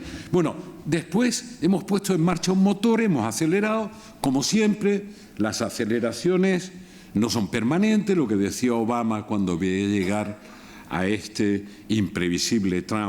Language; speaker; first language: Spanish; native; Spanish